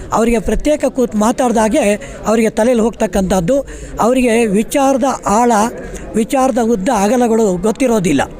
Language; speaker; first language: Kannada; native; Kannada